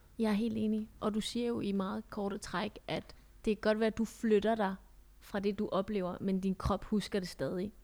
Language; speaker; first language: Danish; early bilingual, other home language; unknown